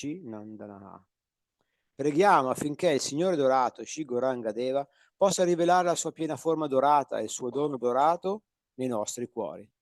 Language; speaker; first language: Italian; native; Italian